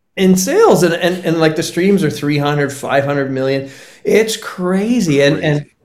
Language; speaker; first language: English; native; English